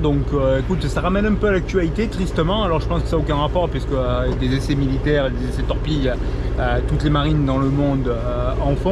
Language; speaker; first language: French; native; French